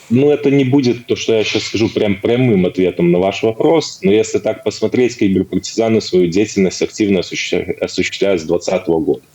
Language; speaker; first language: Russian; native; Russian